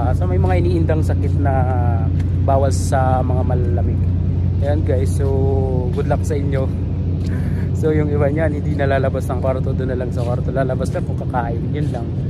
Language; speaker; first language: Filipino; non-native, local second language; Waray